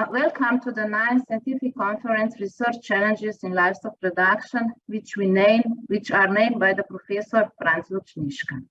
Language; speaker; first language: English; non-native, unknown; Slovenian